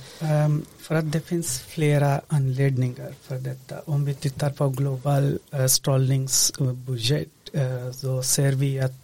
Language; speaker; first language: Swedish; non-native, fluent; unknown